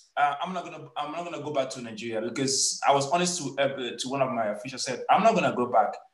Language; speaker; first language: English; non-native, local second language; Igbo